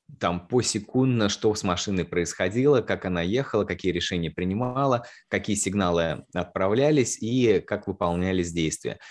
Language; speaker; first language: Russian; native; Russian